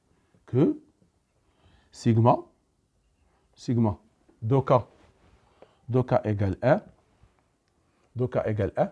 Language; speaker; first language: French; non-native, local second language; Arabic